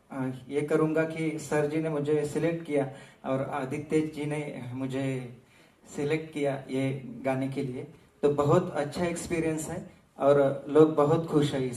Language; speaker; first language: Hindi; non-native, local second language; Marathi